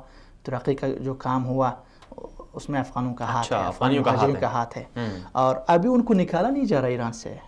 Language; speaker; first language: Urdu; non-native, fluent; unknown